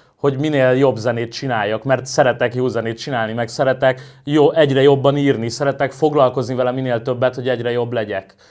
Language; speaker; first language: Hungarian; native; Hungarian